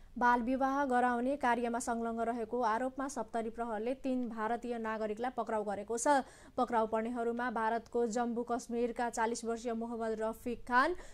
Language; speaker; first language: Nepali; non-native, local second language; Maithili